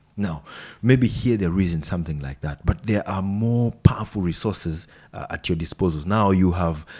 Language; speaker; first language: English; non-native, local second language; Swahili